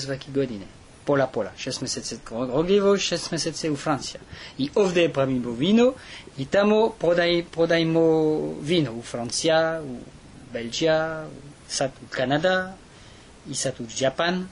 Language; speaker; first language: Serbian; non-native, learner; French